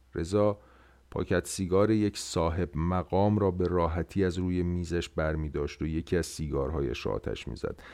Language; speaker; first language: Persian; native; Persian